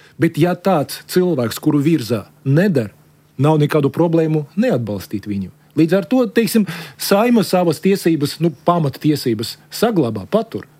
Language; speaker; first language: Latvian; non-native, local second language; Russian